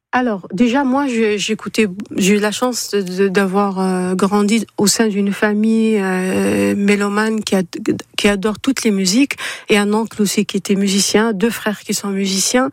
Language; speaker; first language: French; non-native, local second language; Arabic